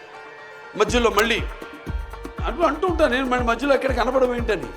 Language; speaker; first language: Telugu; native; Telugu